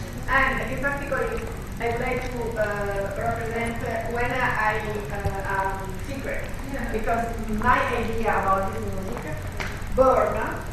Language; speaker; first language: English; non-native, learner; Italian